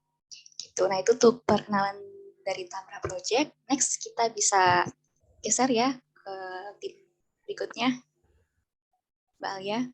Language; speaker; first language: Indonesian; native; Indonesian